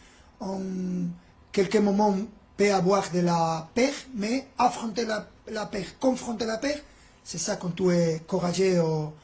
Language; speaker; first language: French; non-native, fluent; Spanish